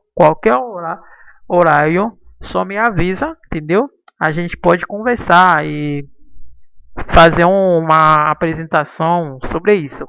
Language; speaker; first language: Portuguese; non-native, fluent; Haitian Creole